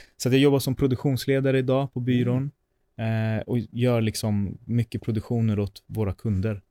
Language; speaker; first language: Swedish; native; Swedish